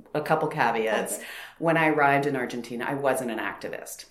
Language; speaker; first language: English; native; English